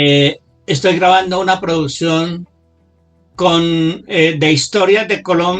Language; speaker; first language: Spanish; native; Spanish